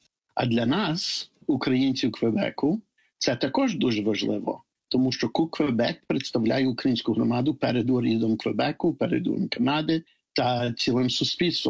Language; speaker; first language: Ukrainian; early bilingual, heritage; Ukrainian